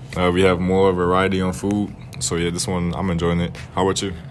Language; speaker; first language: English; non-native, fluent; German